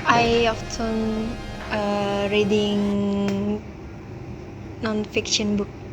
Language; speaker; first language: English; non-native, learner; Indonesian